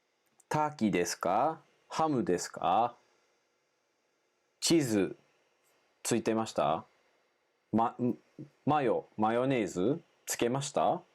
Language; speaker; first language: Japanese; non-native, fluent; English